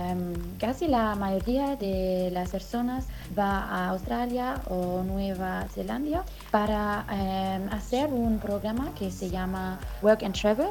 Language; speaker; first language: Spanish; non-native, fluent; German